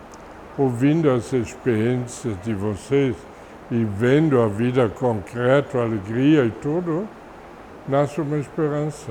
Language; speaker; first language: Portuguese; non-native, fluent; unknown